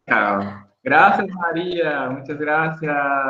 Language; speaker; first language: Spanish; non-native, learner; Portuguese